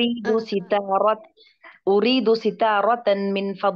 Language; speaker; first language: Arabic; non-native, learner; Urdu